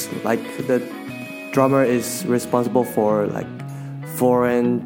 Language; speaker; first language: English; non-native, fluent; Chinese